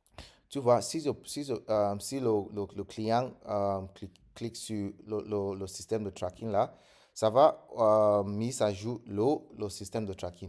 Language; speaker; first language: French; non-native, fluent; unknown